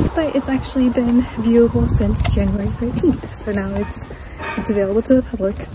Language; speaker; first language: English; native; English